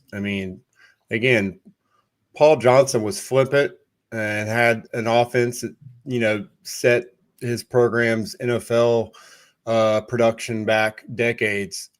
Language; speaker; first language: English; native; English